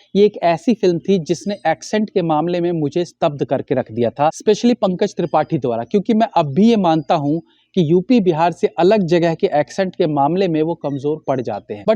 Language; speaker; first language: Hindi; native; Hindi